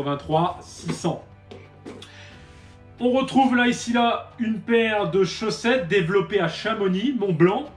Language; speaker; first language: French; native; French